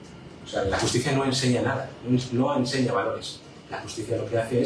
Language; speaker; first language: Spanish; native; Spanish